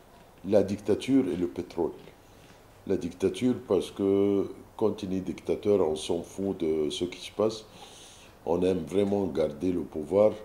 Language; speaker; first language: French; non-native, fluent; Arabic